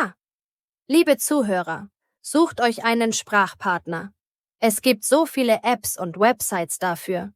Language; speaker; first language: German; native; German